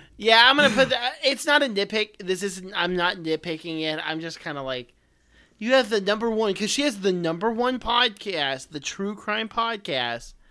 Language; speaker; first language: English; native; English